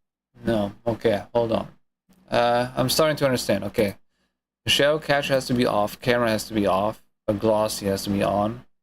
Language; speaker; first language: English; non-native, fluent; German